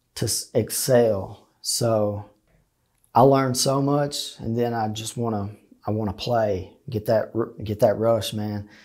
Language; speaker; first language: English; native; English